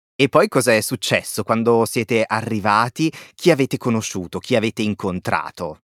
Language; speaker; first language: Italian; native; Italian